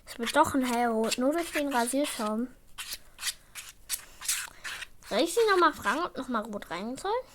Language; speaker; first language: German; native; German